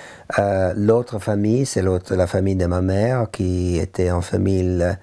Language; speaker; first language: French; non-native, learner; English